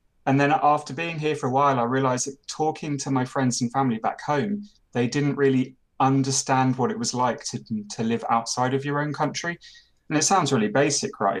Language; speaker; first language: English; native; English